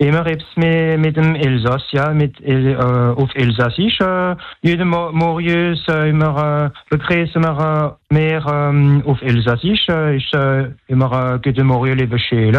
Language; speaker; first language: German; non-native, local second language; French